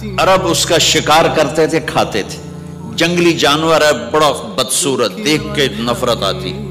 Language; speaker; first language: Urdu; non-native, local second language; Punjabi